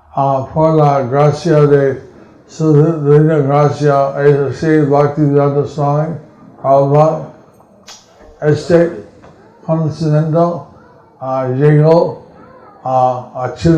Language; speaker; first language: Spanish; non-native, learner; English